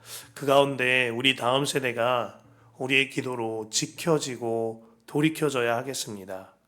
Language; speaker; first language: Korean; native; Korean